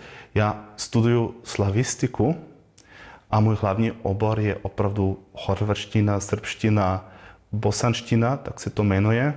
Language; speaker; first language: Czech; non-native, fluent; Croatian